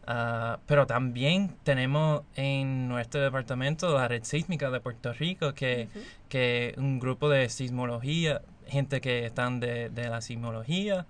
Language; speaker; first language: Spanish; non-native, fluent; English